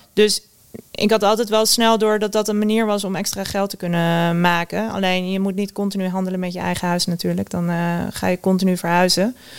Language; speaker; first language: Dutch; native; Dutch